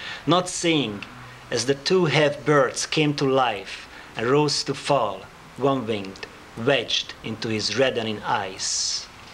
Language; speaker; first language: English; non-native, fluent; Hungarian